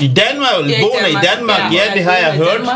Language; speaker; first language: Danish; non-native, learner; French